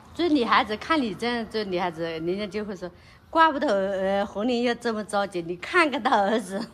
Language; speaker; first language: Chinese; native; Chinese